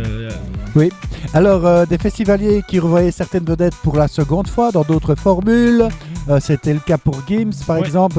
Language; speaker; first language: French; native; French